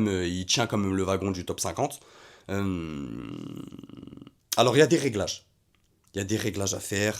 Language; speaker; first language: French; native; French